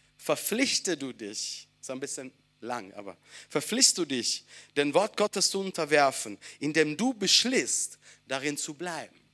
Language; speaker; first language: German; non-native, fluent; Italian